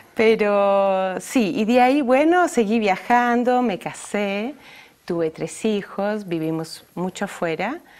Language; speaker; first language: Spanish; non-native, fluent; French